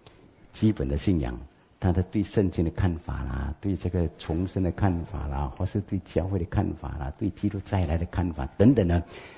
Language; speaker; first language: Chinese; native; Chinese